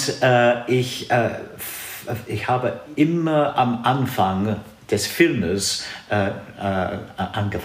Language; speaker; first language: German; non-native, fluent; English